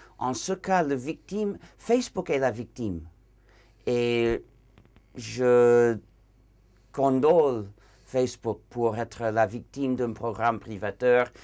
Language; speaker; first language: French; non-native, fluent; English